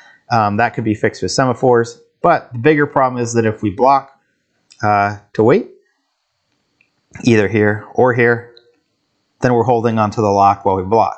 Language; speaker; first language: English; native; English